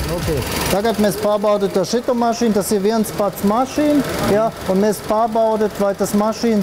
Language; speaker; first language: Latvian; non-native, learner; German